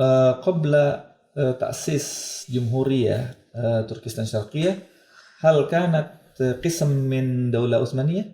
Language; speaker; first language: Arabic; non-native, fluent; Indonesian